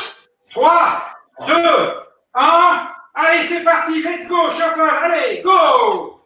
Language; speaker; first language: French; native; French